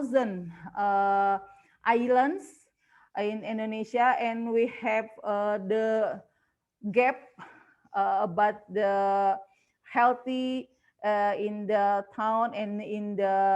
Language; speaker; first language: English; non-native, learner; Indonesian